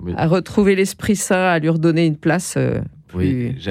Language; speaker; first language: French; native; French